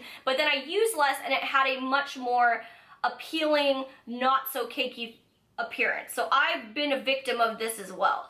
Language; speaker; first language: English; native; English